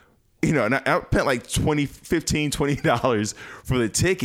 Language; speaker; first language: English; native; English